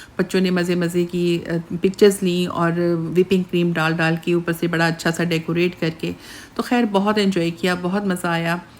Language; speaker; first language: Urdu; native; Urdu